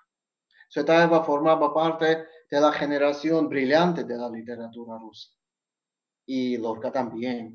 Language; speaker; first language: Spanish; non-native, fluent; Georgian